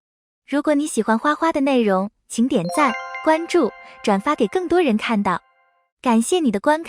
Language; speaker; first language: Chinese; native; Chinese